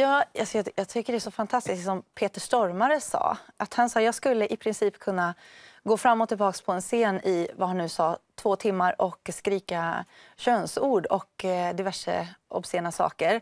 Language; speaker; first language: Swedish; native; Swedish